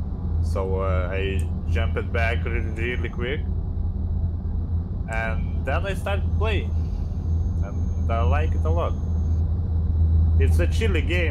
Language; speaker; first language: English; non-native, learner; Lithuanian